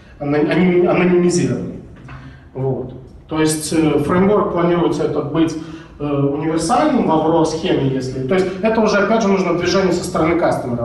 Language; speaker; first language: Russian; native; Russian